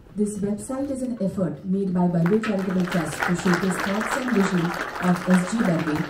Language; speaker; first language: English; non-native, local second language; Marathi